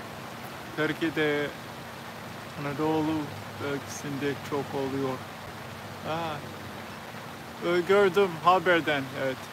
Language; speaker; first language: Turkish; non-native, learner; English